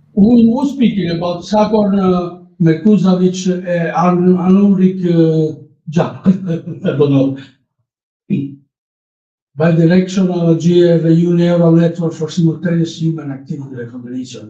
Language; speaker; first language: English; non-native, learner; Italian